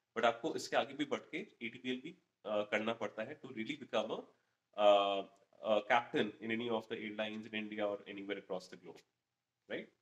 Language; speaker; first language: English; non-native, local second language; Hindi